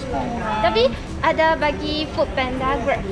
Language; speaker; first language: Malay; non-native, local second language; Chinese